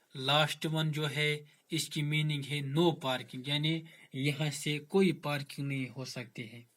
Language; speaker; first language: Urdu; non-native, local second language; Kashmiri